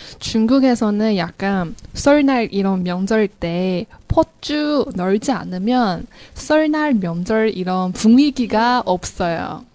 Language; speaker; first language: Korean; non-native, fluent; Chinese